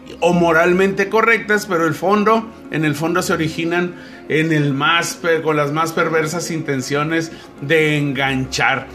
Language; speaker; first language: Spanish; native; Spanish